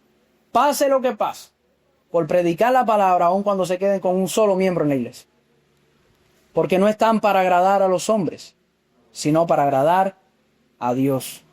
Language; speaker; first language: Spanish; native; Spanish